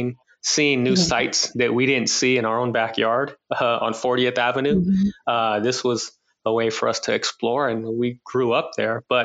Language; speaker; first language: English; native; English